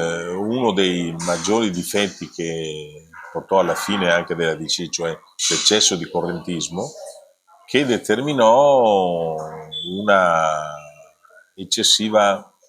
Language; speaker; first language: Italian; native; Italian